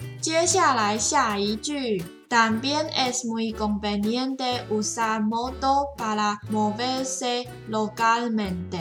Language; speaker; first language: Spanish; non-native, learner; Chinese